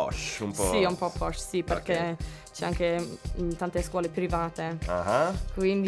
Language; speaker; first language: Italian; non-native, learner; English